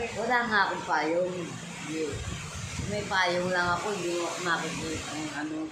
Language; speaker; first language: Filipino; non-native, local second language; Pampanga